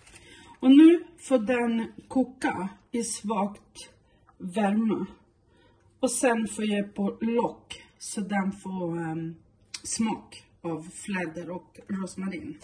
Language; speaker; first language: Swedish; non-native, fluent; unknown